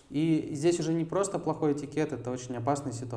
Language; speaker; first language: Russian; native; Russian